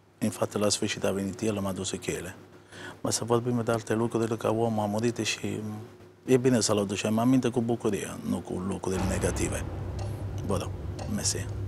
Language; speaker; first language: Romanian; non-native, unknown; Italian